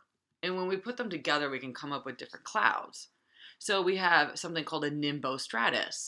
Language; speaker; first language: English; native; English